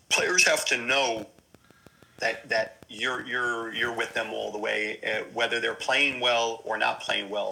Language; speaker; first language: English; native; English